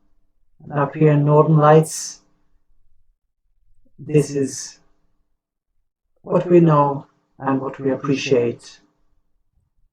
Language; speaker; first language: English; non-native, fluent; Norwegian